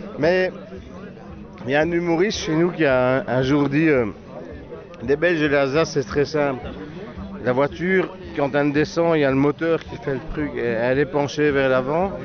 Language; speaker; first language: French; native; French